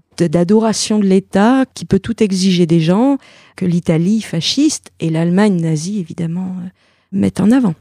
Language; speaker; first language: French; native; French